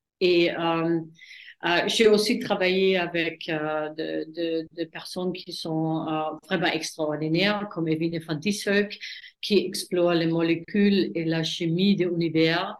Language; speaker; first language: French; non-native, fluent; German